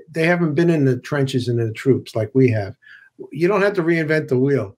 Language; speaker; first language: English; native; English